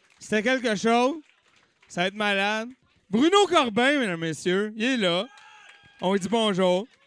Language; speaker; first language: French; native; French